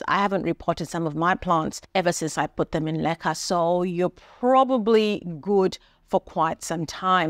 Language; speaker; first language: English; native; English